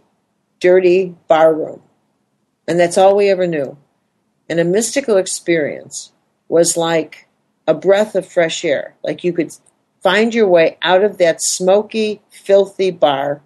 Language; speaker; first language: English; native; English